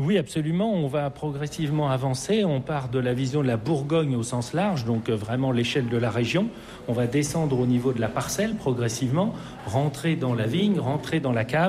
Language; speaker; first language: French; native; French